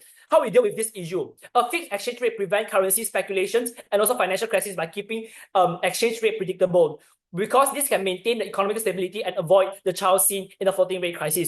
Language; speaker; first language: English; non-native, learner; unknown